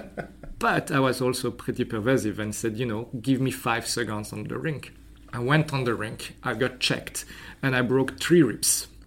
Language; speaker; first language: English; non-native, fluent; French